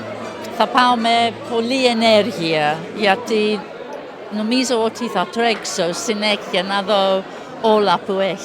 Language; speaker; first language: Greek; non-native, learner; English